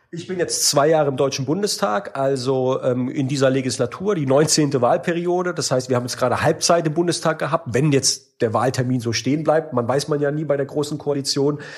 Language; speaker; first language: German; native; German